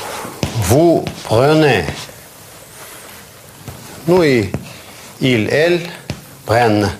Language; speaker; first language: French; non-native, fluent; Russian